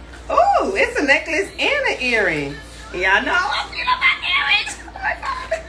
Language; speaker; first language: English; native; English